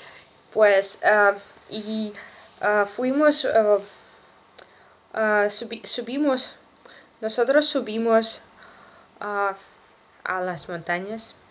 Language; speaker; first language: Spanish; non-native, learner; Russian